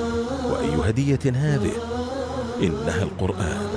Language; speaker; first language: Arabic; native; Arabic